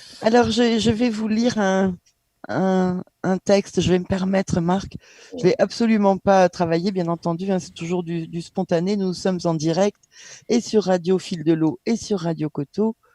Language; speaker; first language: French; native; French